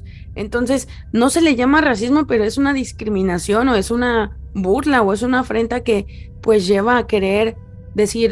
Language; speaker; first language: Spanish; native; Spanish